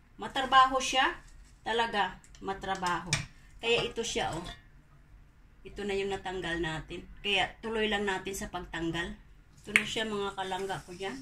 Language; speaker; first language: Filipino; non-native, local second language; Cebuano